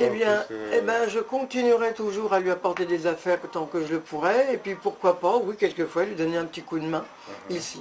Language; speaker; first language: French; native; French